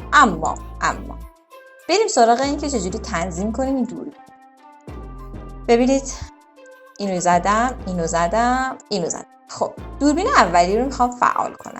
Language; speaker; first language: Persian; native; Persian